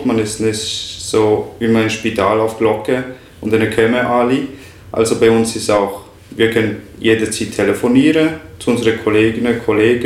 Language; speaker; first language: German; non-native, fluent; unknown